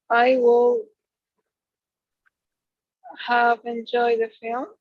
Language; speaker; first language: English; non-native, learner; Spanish